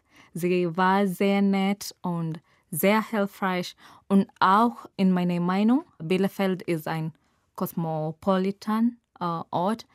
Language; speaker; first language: German; non-native, learner; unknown